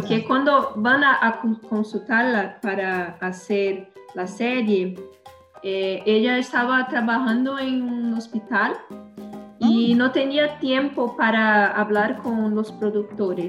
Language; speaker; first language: Spanish; non-native, learner; Portuguese